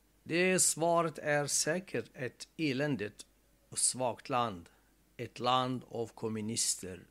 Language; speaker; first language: Swedish; non-native, fluent; Arabic